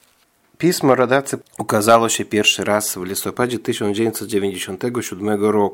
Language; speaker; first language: Polish; non-native, fluent; Russian